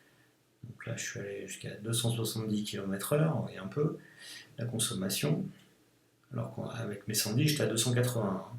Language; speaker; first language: French; native; French